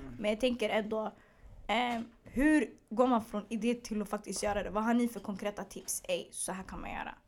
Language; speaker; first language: Swedish; early bilingual, other home language; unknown